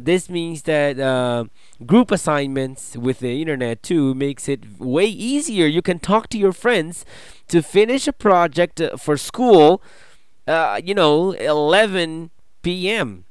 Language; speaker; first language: English; non-native, fluent; Portuguese